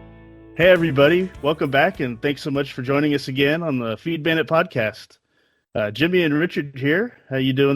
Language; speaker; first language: English; native; English